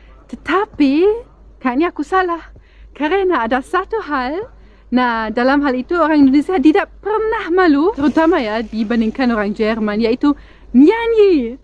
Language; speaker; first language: Indonesian; non-native, fluent; German